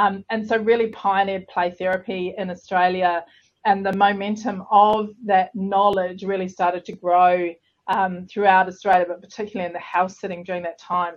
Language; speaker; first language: English; native; English